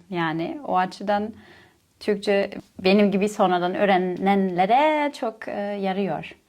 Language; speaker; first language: Turkish; non-native, fluent; German